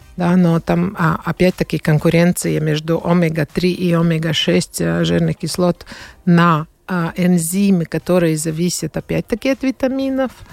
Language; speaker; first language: Russian; non-native, fluent; Latvian